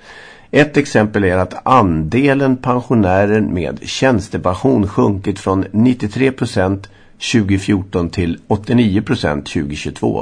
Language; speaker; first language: Swedish; native; Swedish